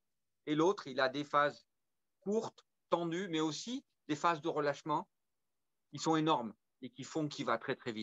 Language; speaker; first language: French; native; French